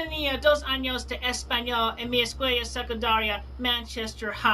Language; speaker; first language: Spanish; non-native, learner; English